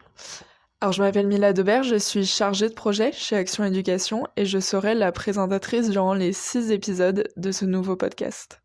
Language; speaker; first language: French; native; French